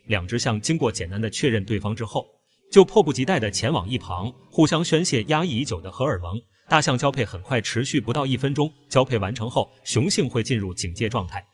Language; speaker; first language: Chinese; native; Chinese